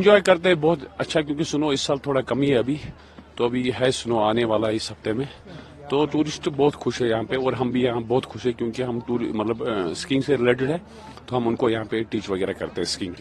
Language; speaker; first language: Hindi; non-native, local second language; Kashmiri